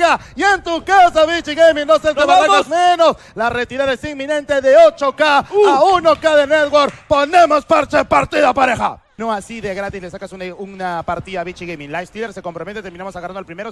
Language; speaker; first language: Spanish; native; Spanish